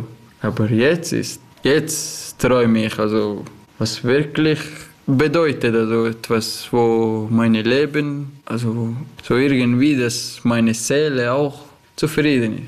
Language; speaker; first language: German; non-native, learner; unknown